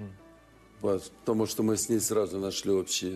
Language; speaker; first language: Russian; native; Russian